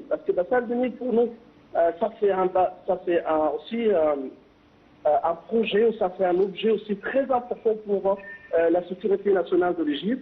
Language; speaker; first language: French; non-native, fluent; Arabic